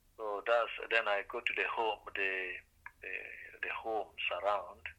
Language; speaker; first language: English; non-native, local second language; Igbo